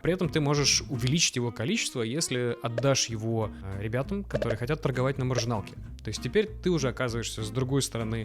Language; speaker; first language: Russian; native; Russian